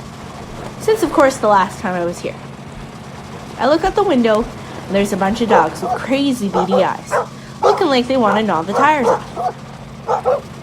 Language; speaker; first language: English; native; English